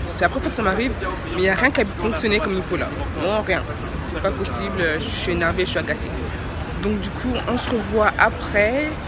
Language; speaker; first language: French; native; French